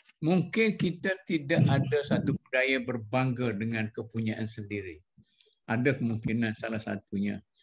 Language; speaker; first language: Malay; native; Malay